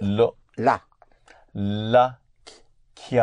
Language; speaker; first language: Italian; non-native, learner; English